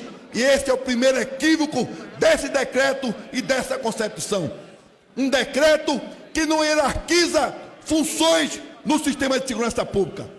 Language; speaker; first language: Portuguese; native; Portuguese